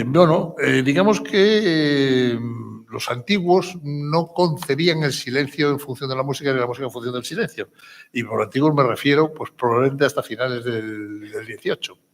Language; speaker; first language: Spanish; native; Spanish